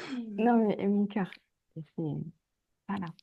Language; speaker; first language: French; native; French